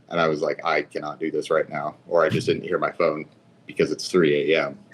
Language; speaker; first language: English; native; English